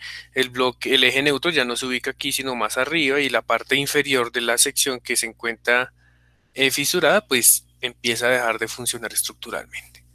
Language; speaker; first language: Spanish; native; Spanish